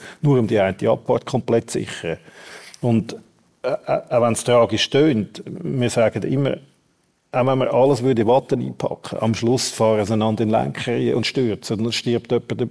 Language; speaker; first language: German; native; German